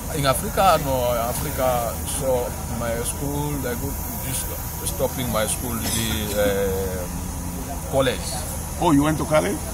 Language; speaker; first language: English; non-native, learner; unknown